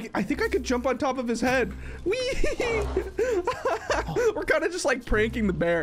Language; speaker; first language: English; native; English